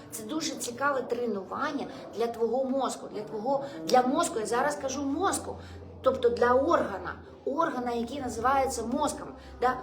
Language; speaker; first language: Ukrainian; non-native, local second language; Russian